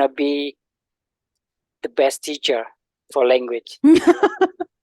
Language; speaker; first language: English; non-native, learner; Indonesian